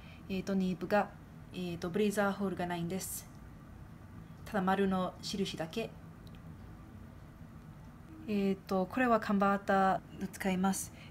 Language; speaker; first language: Japanese; non-native, fluent; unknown